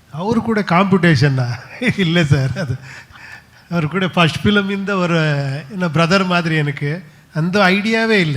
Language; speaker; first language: Tamil; non-native, local second language; Kannada